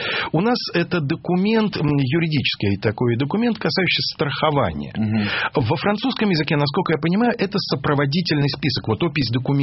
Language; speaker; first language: Russian; native; Russian